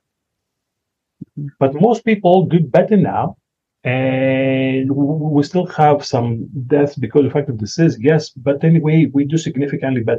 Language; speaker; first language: English; non-native, fluent; Greek